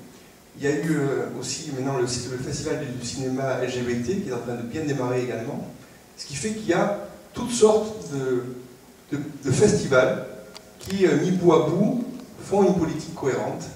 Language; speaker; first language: French; native; French